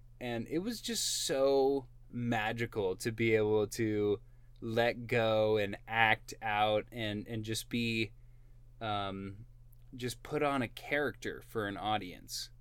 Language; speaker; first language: English; native; English